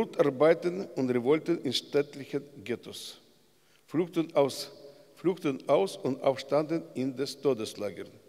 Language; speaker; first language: German; non-native, learner; Russian